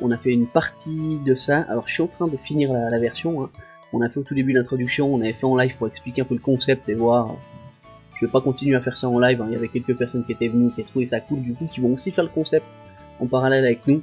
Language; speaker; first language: French; native; French